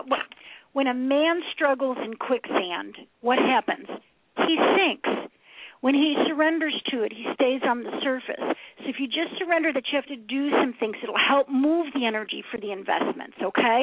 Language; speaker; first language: English; native; English